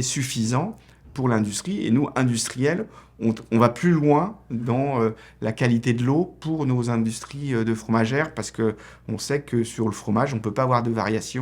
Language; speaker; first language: French; native; French